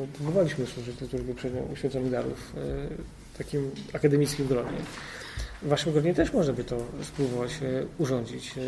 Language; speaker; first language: Polish; native; Polish